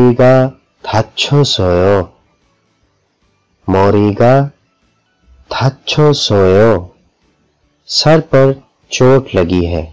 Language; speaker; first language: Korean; non-native, fluent; Urdu